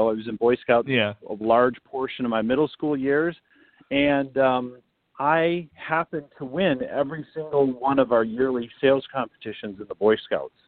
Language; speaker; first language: English; native; English